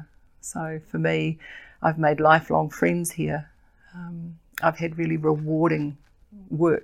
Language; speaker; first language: English; native; English